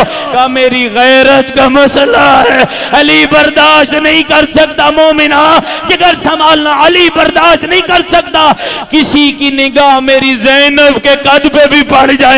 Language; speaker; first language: Urdu; native; Urdu